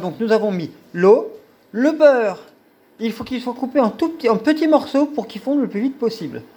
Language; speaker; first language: French; native; French